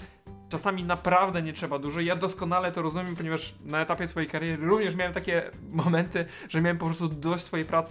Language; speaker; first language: Polish; native; Polish